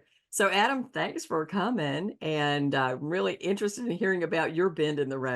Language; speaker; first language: English; native; English